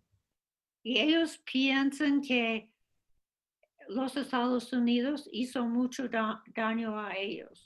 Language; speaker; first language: Spanish; non-native, fluent; English